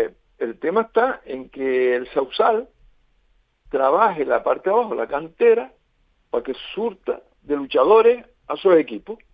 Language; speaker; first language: Spanish; native; Spanish